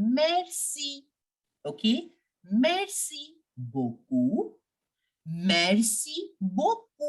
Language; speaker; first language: French; non-native, fluent; Hindi